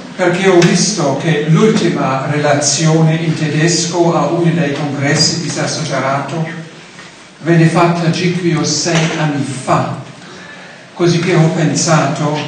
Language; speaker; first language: Italian; non-native, fluent; German